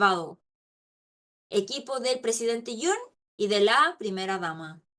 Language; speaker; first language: Spanish; non-native, local second language; Korean